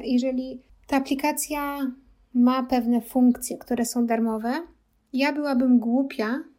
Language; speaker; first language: Polish; native; Polish